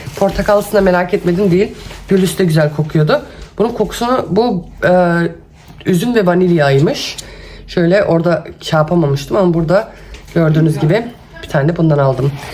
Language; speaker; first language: Turkish; early bilingual, heritage; Turkish